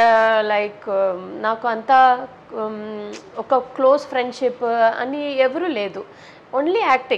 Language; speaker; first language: Telugu; non-native, learner; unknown